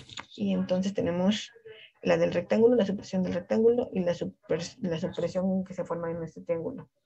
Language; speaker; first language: Spanish; native; Spanish